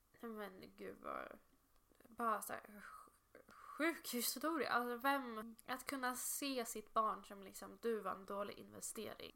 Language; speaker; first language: Swedish; native; Swedish